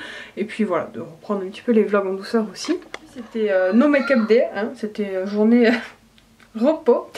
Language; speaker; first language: French; native; French